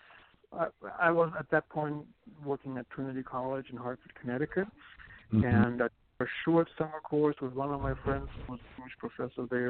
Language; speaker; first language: English; non-native, fluent; German